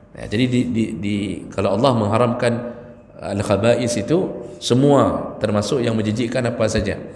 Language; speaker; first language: Malay; native; Malay